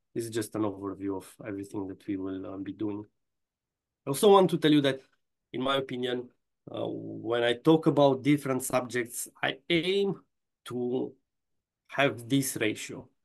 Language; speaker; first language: English; non-native, fluent; Romanian